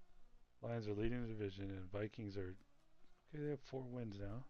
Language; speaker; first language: English; native; English